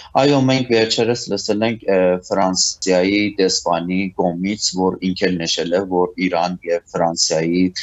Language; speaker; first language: Armenian; early bilingual, heritage; Armenian